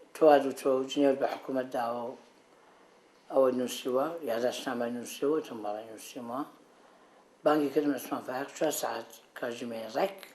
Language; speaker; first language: Central Kurdish; non-native, local second language; Arabic